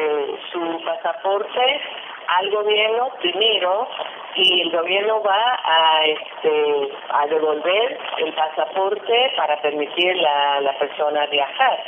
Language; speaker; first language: Spanish; non-native, fluent; English